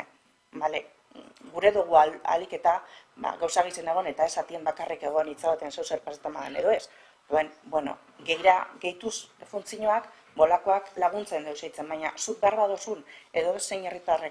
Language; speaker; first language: Basque; native; Basque